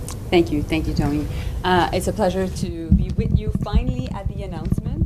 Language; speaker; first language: English; non-native, local second language; French